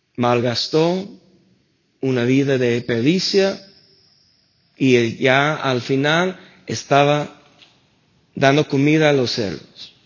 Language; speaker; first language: Spanish; non-native, fluent; English